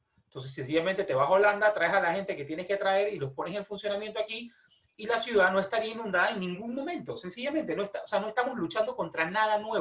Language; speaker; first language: Spanish; native; Spanish